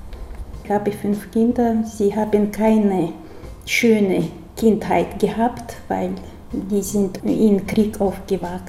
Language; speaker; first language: German; non-native, learner; Chechen